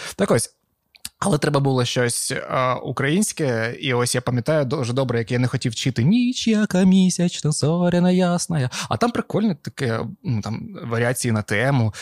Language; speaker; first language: Ukrainian; non-native, local second language; Russian